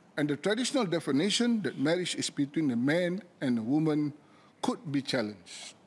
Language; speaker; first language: English; non-native, local second language; Malay